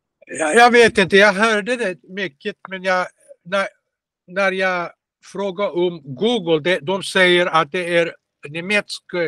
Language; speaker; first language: Swedish; non-native, learner; Russian